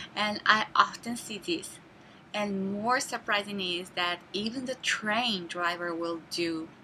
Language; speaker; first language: English; non-native, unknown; Japanese